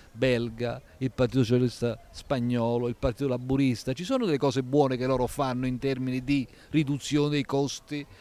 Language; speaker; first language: Italian; native; Italian